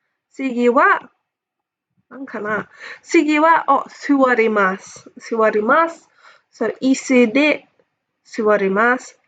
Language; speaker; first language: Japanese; non-native, fluent; English